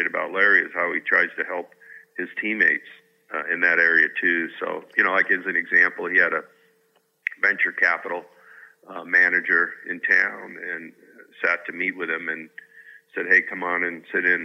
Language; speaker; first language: English; native; English